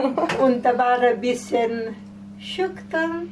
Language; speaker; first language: German; non-native, fluent; Italian